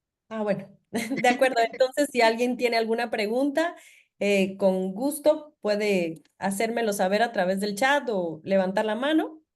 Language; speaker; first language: Spanish; native; Spanish